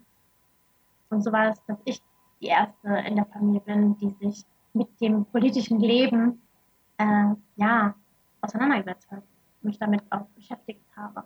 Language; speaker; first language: German; early bilingual, other home language; Arabic